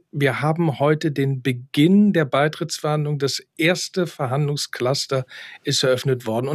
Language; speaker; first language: German; native; German